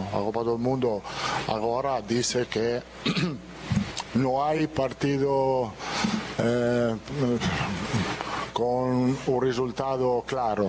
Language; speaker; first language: Portuguese; non-native, fluent; Italian